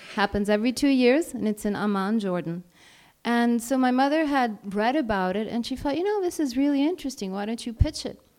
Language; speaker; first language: English; non-native, fluent; Italian